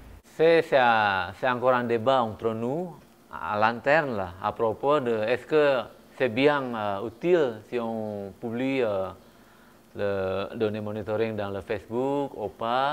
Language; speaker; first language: French; non-native, fluent; Indonesian